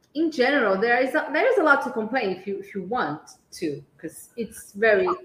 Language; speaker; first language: English; non-native, fluent; Portuguese